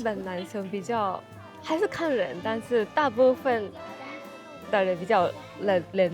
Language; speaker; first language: Chinese; non-native, fluent; Japanese